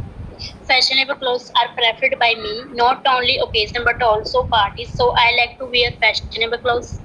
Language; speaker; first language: English; non-native, fluent; Punjabi